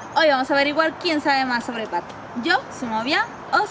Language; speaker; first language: Spanish; native; Spanish